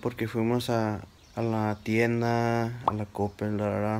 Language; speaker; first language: Spanish; early bilingual, heritage; Spanish